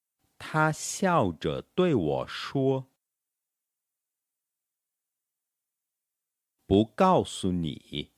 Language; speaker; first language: Chinese; non-native, fluent; Portuguese